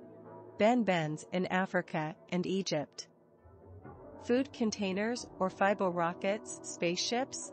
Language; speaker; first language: English; non-native, fluent; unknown